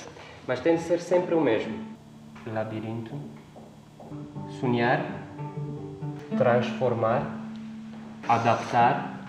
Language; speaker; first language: Portuguese; non-native, fluent; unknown